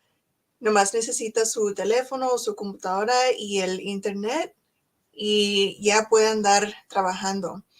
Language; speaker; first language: Spanish; early bilingual, heritage; Spanish